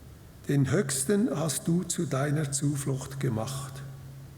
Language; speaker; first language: German; native; German